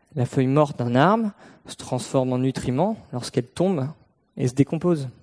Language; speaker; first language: French; native; French